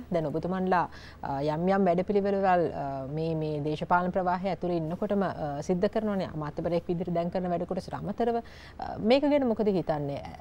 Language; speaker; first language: Sinhala; native; Sinhala